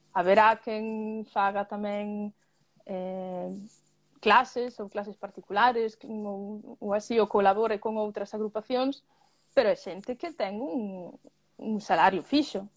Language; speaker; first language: Galician; early bilingual, other home language; Spanish